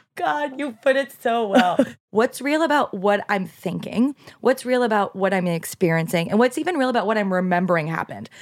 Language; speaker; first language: English; non-native, fluent; French